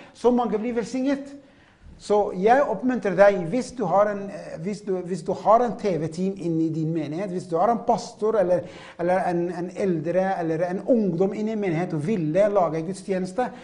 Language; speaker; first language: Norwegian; non-native, fluent; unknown